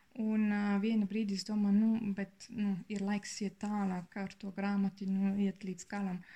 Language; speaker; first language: Latvian; non-native, learner; German